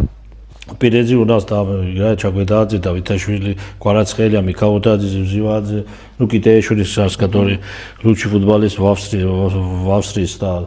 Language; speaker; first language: Russian; non-native, fluent; Georgian